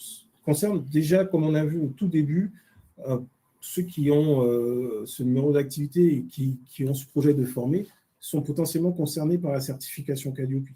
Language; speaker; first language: French; native; French